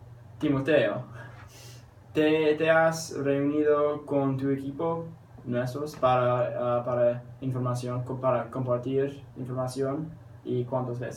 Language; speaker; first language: Spanish; non-native, learner; English